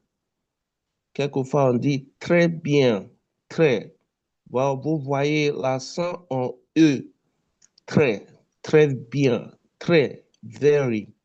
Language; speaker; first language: French; non-native, fluent; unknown